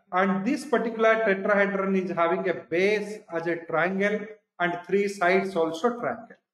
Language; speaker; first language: English; non-native, local second language; Odia